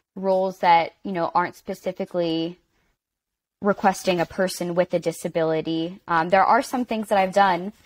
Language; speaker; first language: English; native; English